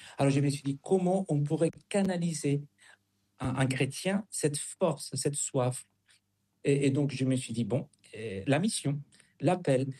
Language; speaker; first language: French; non-native, fluent; Spanish